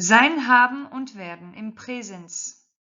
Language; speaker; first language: German; non-native, fluent; French